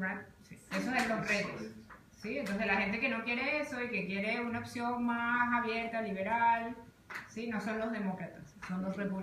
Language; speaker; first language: Spanish; native; Spanish